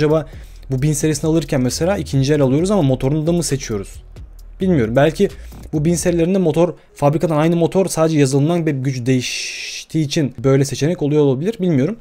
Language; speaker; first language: Turkish; early bilingual, heritage; Turkish